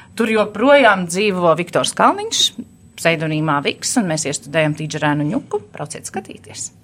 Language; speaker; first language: Latvian; early bilingual, heritage; Latvian